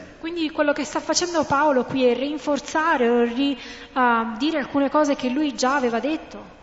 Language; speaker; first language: Italian; non-native, fluent; English